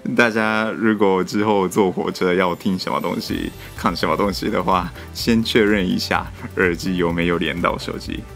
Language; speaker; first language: Chinese; non-native, fluent; Japanese